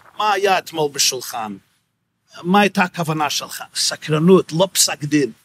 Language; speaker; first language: Hebrew; non-native, fluent; English